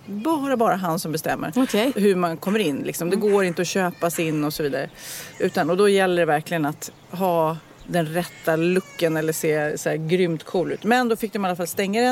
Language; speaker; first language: Swedish; native; Swedish